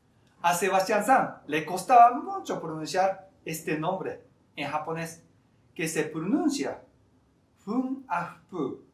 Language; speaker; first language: Spanish; non-native, fluent; Japanese